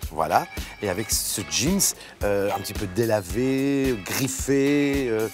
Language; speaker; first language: French; native; French